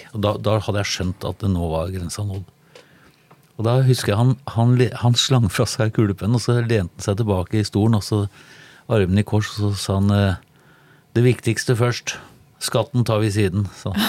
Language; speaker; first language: Norwegian; native; Norwegian